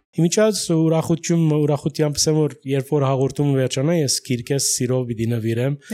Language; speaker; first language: Armenian; early bilingual, heritage; Armenian